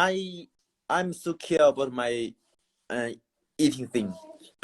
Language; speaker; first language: English; non-native, learner; Chinese